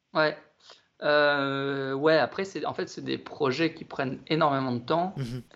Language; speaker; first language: French; native; French